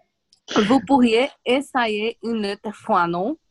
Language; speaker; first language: French; non-native, learner; Portuguese